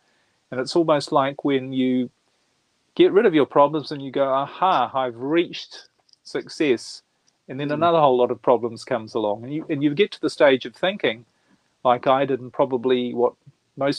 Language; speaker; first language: English; native; English